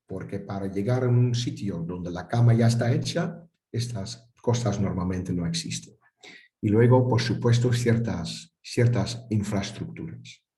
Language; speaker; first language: Spanish; non-native, fluent; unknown